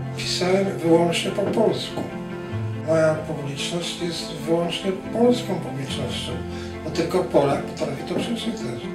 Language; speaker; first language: Polish; native; Polish